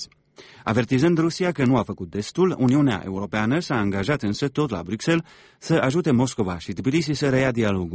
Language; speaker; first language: Romanian; native; Romanian